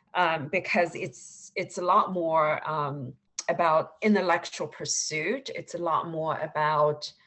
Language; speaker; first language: English; non-native, fluent; Chinese